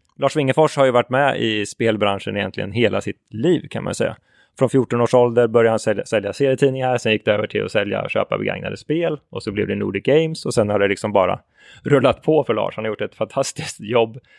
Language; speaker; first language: Swedish; native; Swedish